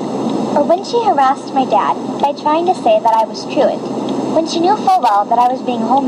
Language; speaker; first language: English; native; English